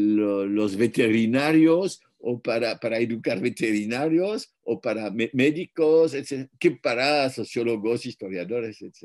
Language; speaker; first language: Spanish; non-native, fluent; French